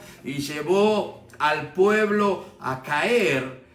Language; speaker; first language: Spanish; native; Spanish